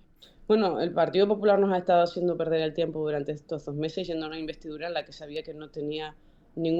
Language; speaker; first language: Spanish; native; Spanish